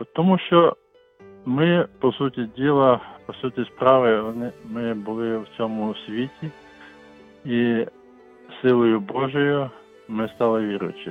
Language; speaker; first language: Ukrainian; non-native, local second language; Russian